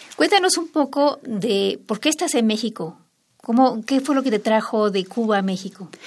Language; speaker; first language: Spanish; native; Spanish